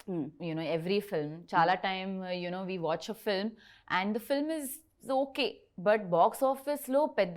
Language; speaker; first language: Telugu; non-native, local second language; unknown